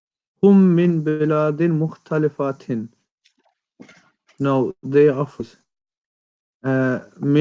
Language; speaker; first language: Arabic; non-native, learner; English